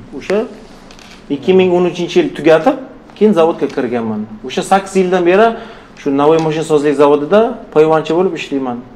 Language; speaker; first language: Uzbek; non-native, local second language; Russian